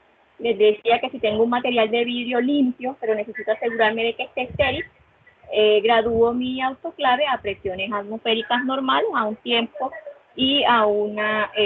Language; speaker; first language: Spanish; native; Spanish